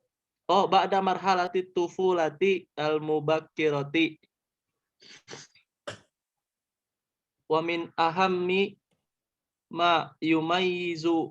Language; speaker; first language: Arabic; non-native, learner; Indonesian